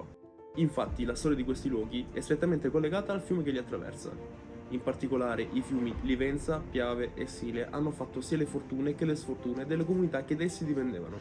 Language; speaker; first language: Italian; native; Italian